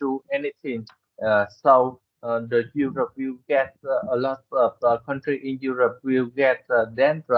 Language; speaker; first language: English; non-native, learner; Vietnamese